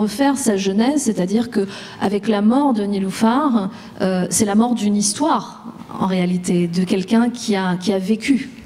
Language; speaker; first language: French; native; French